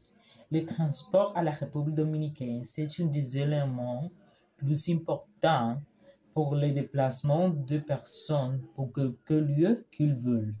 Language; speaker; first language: French; non-native, learner; Spanish